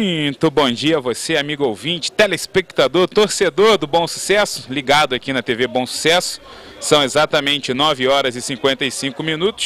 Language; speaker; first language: Portuguese; native; Portuguese